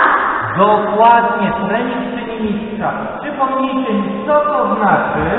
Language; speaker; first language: Polish; native; Polish